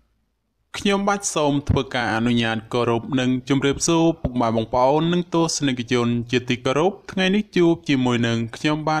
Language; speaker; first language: Khmer; native; Khmer